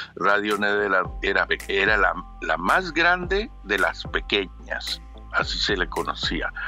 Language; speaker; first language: Spanish; native; Spanish